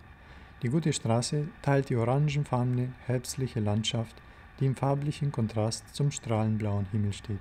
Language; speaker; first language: German; native; German